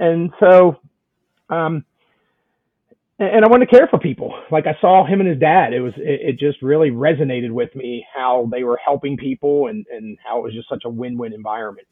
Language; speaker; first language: English; native; English